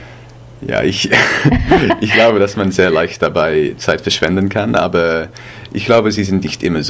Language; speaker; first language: German; non-native, fluent; English